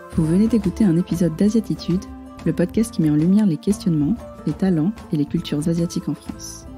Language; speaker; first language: French; native; French